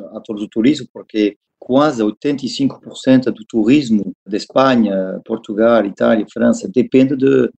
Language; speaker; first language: Portuguese; non-native, fluent; French